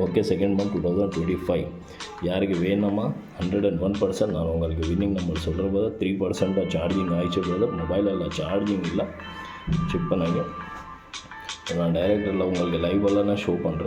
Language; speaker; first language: Tamil; non-native, learner; Kannada